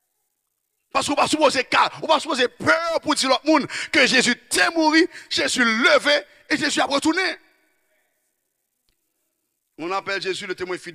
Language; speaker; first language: French; non-native, local second language; Haitian Creole